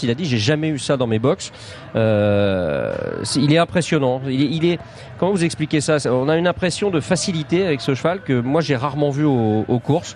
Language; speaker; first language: French; native; French